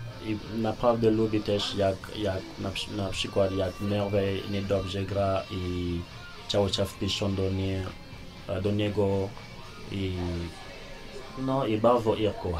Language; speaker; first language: Polish; non-native, learner; Lingala